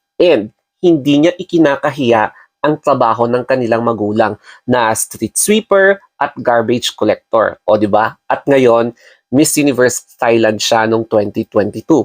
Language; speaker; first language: Filipino; non-native, local second language; Iloko